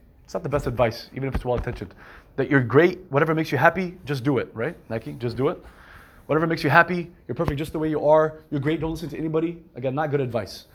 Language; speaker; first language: English; native; English